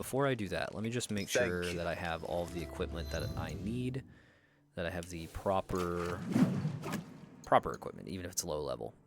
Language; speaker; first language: English; native; English